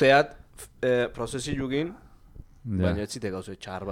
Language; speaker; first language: Basque; native; Basque